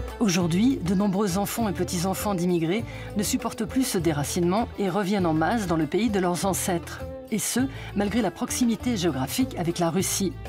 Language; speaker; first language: French; native; French